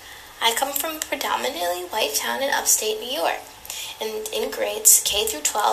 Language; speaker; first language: English; native; English